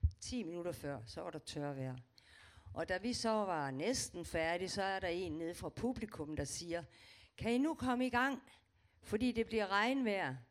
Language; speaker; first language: Danish; native; Danish